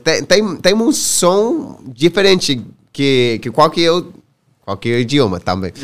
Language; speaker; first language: Portuguese; non-native, learner; English